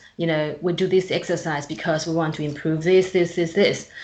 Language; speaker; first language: English; non-native, fluent; Chinese